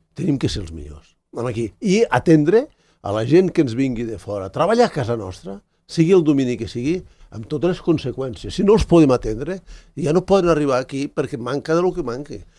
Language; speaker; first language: Catalan; native; Catalan